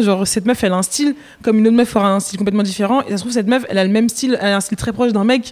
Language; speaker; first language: French; native; French